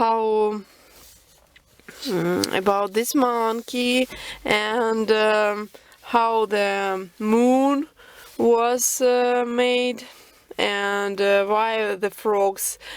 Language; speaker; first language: English; non-native, local second language; Russian